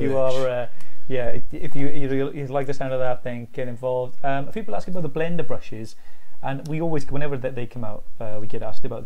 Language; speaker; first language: English; native; English